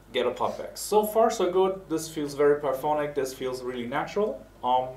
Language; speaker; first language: English; non-native, fluent; German